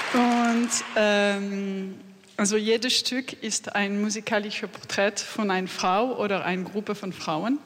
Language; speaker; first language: German; non-native, learner; French